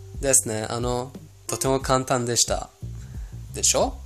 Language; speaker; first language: Japanese; non-native, fluent; Persian